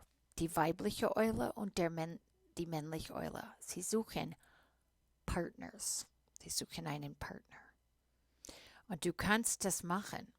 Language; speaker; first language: German; non-native, fluent; English